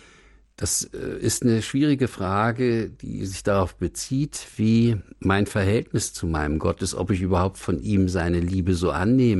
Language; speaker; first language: German; native; German